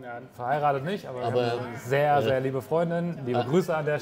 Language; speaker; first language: German; native; German